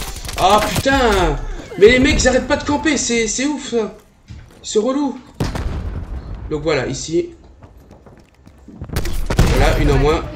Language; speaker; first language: French; native; French